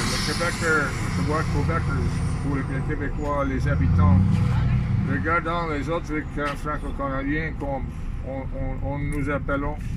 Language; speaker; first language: French; non-native, learner; English